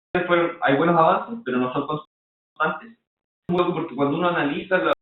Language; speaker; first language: Spanish; native; Spanish